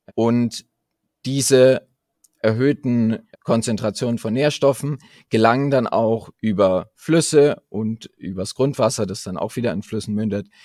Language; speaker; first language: German; native; German